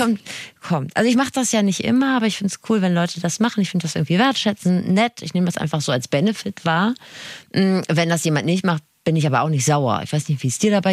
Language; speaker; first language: German; native; German